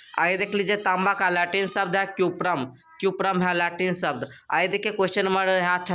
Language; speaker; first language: Hindi; native; Hindi